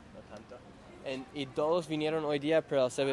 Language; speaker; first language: Spanish; non-native, learner; English